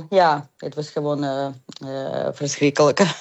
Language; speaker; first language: Dutch; non-native, learner; Ukrainian